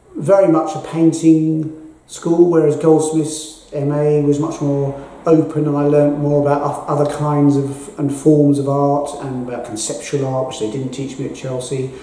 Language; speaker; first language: English; native; English